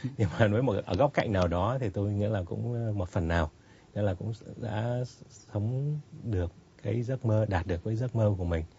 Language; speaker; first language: Vietnamese; native; Vietnamese